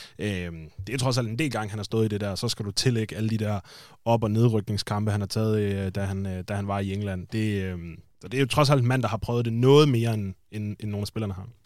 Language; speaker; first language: Danish; native; Danish